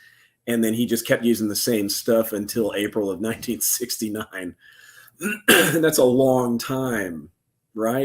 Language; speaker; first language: English; native; English